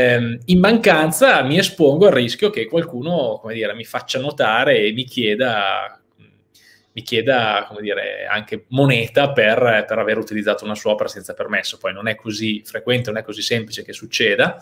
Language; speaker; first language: Italian; native; Italian